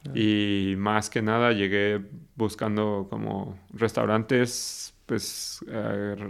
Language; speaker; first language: Spanish; native; Spanish